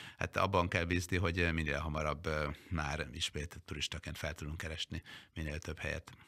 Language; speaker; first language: Hungarian; native; Hungarian